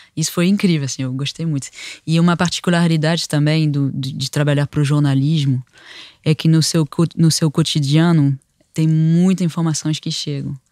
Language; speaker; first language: Portuguese; non-native, fluent; French